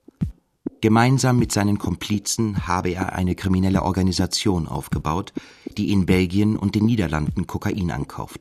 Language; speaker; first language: German; native; German